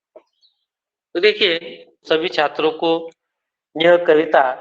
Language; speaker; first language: Hindi; non-native, local second language; Marathi